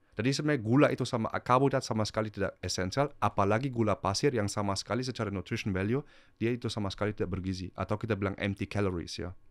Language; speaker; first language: Indonesian; early bilingual, heritage; German